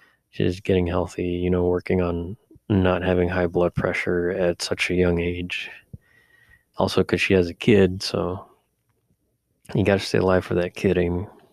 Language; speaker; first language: English; early bilingual, other home language; Spanish